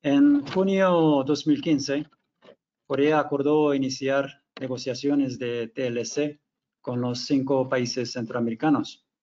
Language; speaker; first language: Spanish; non-native, fluent; Korean